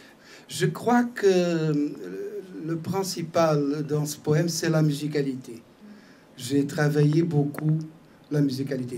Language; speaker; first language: French; non-native, fluent; Portuguese